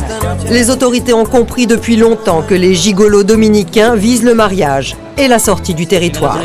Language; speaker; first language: French; native; French